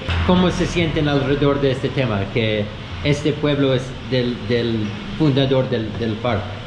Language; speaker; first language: Spanish; non-native, learner; English